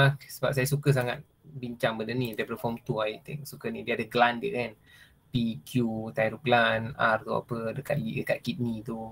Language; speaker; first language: Malay; non-native, local second language; Tamil